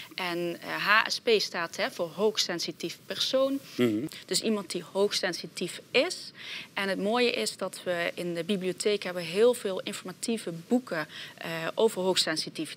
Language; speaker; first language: Dutch; native; Dutch